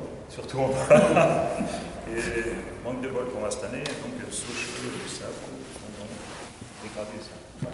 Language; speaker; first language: French; native; French